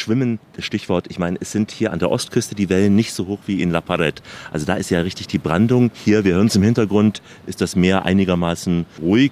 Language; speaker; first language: German; native; German